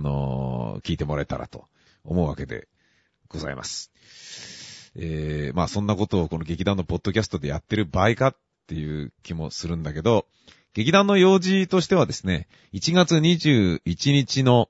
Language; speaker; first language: Japanese; native; Japanese